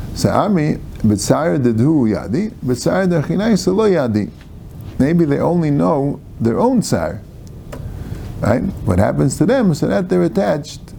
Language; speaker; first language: English; native; English